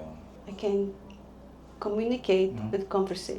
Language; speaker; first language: English; non-native, fluent; Dutch